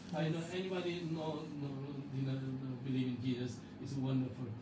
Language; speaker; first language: English; non-native, learner; Korean